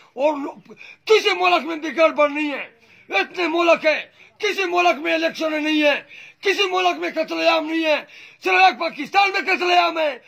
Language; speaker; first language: Urdu; non-native, local second language; Pashto